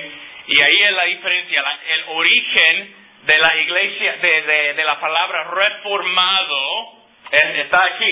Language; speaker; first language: Spanish; non-native, fluent; English